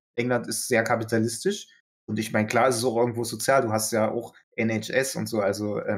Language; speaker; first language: German; native; German